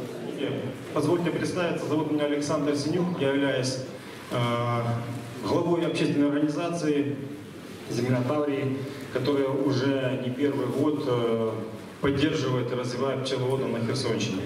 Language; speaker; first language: Russian; native; Russian